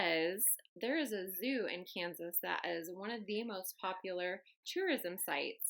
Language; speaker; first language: English; native; English